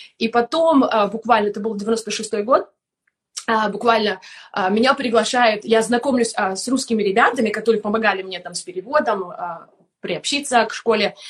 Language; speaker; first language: Russian; native; Russian